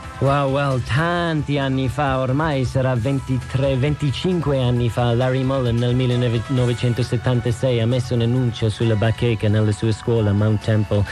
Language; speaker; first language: Italian; non-native, fluent; English